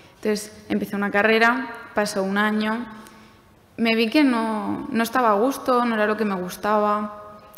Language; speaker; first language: Spanish; non-native, fluent; German